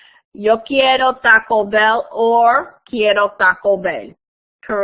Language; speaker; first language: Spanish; non-native, fluent; English